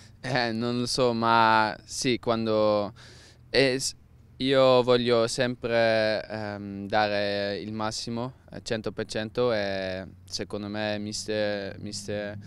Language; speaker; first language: Italian; non-native, learner; Dutch